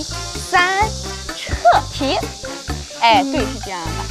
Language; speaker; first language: Chinese; native; Chinese